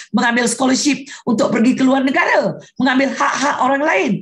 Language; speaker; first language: Malay; non-native, local second language; Iban